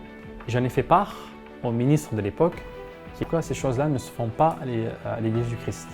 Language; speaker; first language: French; non-native, fluent; Arabic